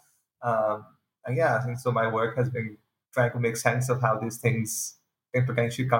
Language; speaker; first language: English; non-native, local second language; Urdu